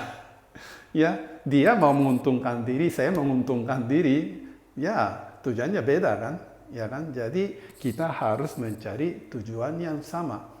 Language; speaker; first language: Indonesian; non-native, fluent; Japanese